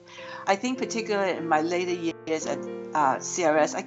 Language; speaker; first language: English; non-native, local second language; Cantonese